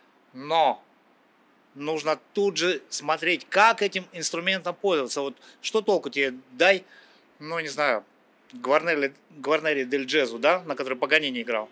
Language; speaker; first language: Russian; native; Russian